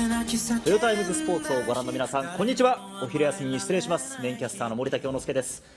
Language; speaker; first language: Japanese; native; Japanese